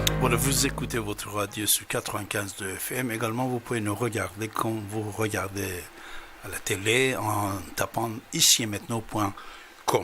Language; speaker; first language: French; non-native, fluent; Persian